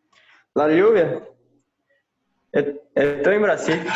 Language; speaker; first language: Spanish; non-native, fluent; Portuguese